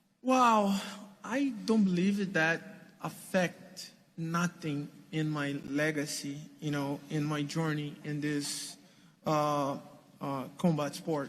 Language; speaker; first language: English; non-native, learner; Portuguese